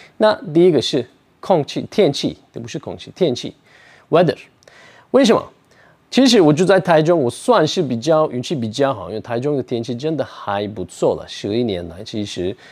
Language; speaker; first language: Chinese; non-native, fluent; Turkish